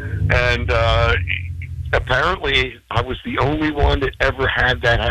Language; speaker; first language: English; native; English